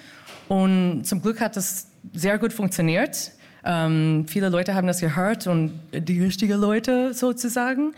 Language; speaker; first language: German; non-native, fluent; English